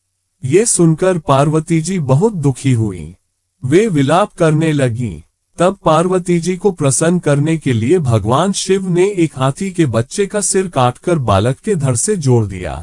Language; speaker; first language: Hindi; native; Hindi